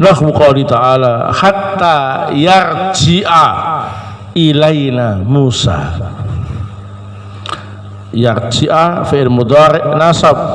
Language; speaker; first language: Arabic; non-native, fluent; Indonesian